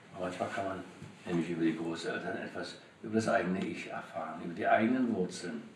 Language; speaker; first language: German; native; German